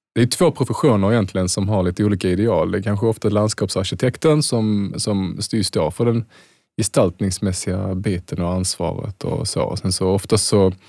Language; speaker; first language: Swedish; native; Swedish